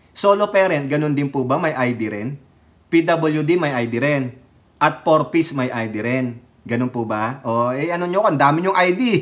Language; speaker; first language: Filipino; native; Filipino